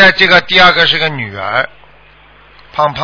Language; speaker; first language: Chinese; native; Chinese